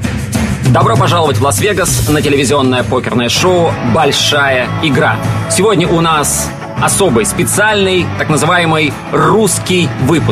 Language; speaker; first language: Russian; native; Russian